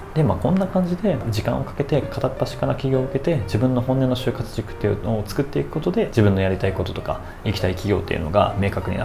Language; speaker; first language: Japanese; native; Japanese